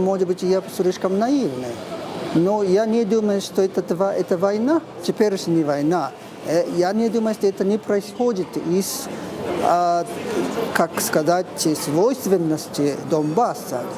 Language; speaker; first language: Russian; non-native, learner; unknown